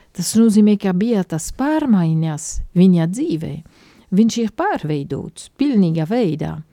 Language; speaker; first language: Latvian; non-native, fluent; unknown